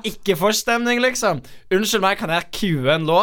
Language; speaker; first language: Norwegian; native; Norwegian